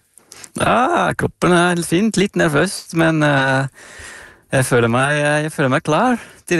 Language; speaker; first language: Norwegian; non-native, fluent; Dutch